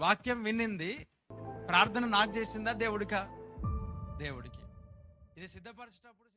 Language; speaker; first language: Telugu; native; Telugu